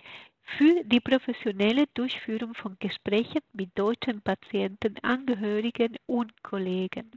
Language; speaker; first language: German; non-native, fluent; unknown